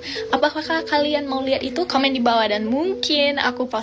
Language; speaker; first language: Indonesian; non-native, fluent; English